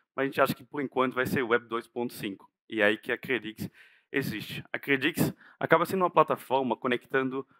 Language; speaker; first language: Portuguese; non-native, fluent; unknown